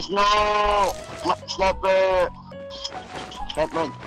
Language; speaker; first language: English; non-native, local second language; Cebuano